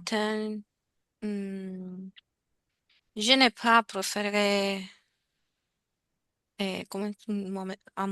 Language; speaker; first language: French; non-native, learner; Spanish